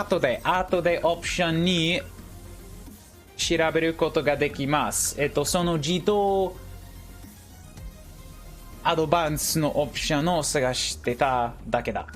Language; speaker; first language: Japanese; non-native, learner; English